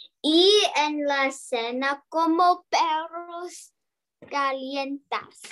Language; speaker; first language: Spanish; non-native, learner; English